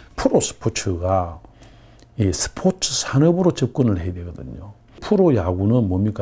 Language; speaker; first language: Korean; native; Korean